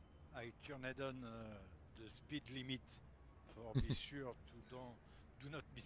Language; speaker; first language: English; non-native, learner; French